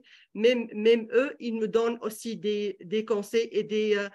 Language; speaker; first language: French; non-native, local second language; Arabic